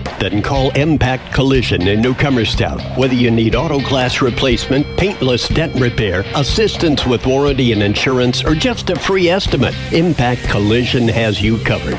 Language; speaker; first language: English; native; English